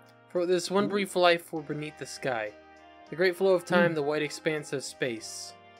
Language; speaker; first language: English; native; English